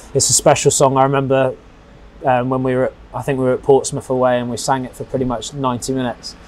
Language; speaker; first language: English; native; English